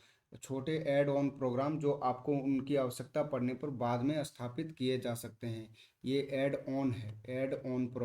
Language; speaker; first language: Hindi; native; Hindi